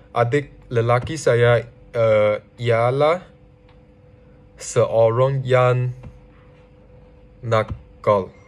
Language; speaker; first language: Malay; non-native, learner; Chinese